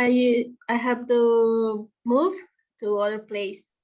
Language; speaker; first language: English; non-native, learner; Spanish